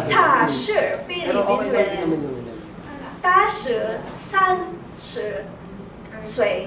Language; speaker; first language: Chinese; non-native, learner; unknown